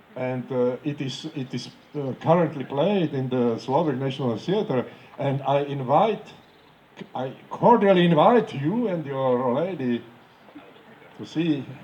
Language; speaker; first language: English; non-native, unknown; Slovak